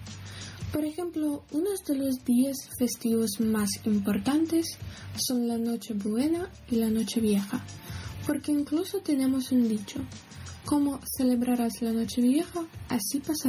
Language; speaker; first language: Spanish; non-native, learner; Ukrainian